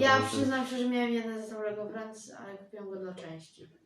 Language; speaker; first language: Polish; native; Polish